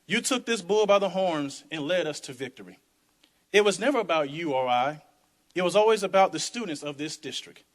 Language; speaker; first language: English; native; English